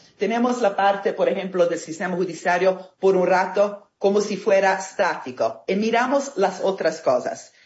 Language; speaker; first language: Spanish; non-native, fluent; Italian